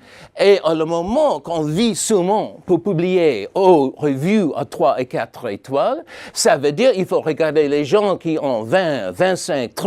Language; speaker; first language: French; non-native, fluent; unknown